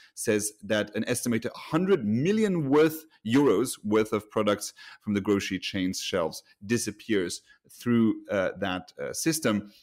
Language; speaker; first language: English; non-native, fluent; Luxembourgish